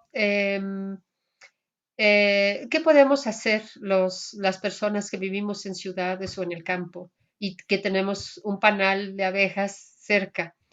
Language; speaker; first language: Spanish; native; Spanish